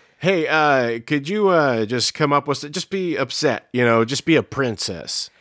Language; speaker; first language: English; native; English